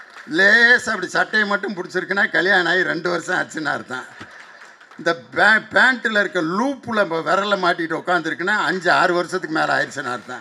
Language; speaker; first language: Tamil; native; Tamil